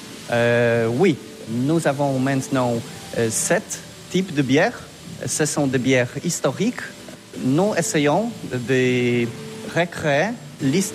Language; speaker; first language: French; non-native, learner; Polish